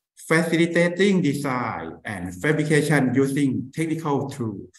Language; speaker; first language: English; non-native, fluent; Thai